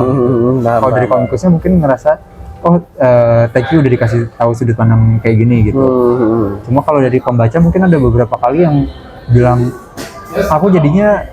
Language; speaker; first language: Indonesian; native; Indonesian